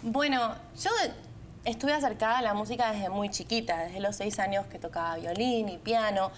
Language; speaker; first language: Spanish; native; Spanish